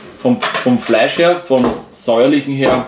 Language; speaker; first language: German; native; German